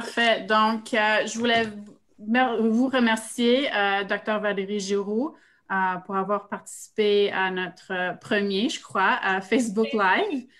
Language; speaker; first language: French; native; French